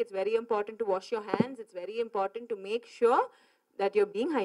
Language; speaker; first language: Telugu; non-native, fluent; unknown